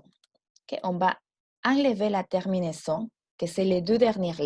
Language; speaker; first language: French; non-native, fluent; Spanish